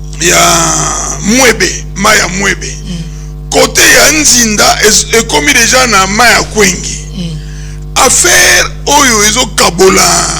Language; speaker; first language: Lingala; non-native, local second language; Kituba (Democratic Republic of Congo)